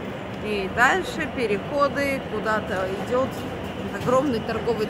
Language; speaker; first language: Russian; native; Russian